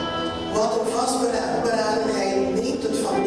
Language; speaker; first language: Dutch; non-native, local second language; Papiamento